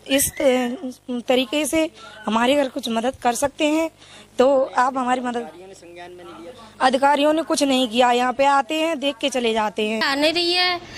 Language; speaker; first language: Hindi; native; Hindi